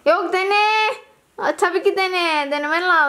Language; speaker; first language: Turkish; non-native, learner; Indonesian